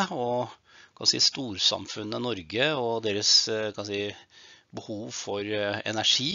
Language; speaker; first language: Norwegian; native; Norwegian